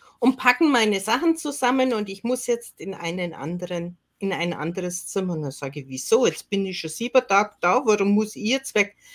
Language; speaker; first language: German; native; German